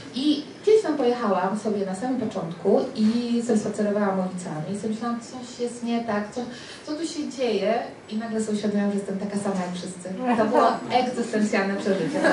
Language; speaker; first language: Polish; early bilingual, heritage; Spanish